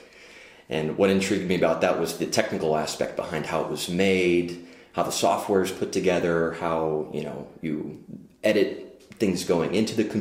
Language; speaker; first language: English; native; English